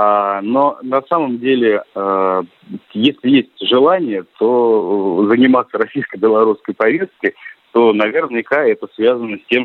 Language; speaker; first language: Russian; native; Russian